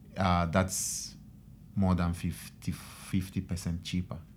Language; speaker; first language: English; non-native, local second language; Igbo